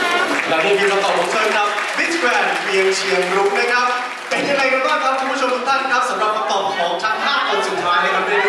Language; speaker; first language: Thai; native; Thai